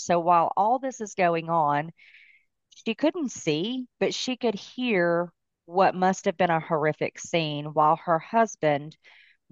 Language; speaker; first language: English; native; English